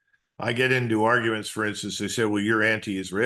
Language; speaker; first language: English; native; English